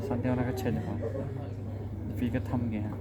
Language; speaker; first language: Chinese; native; Chinese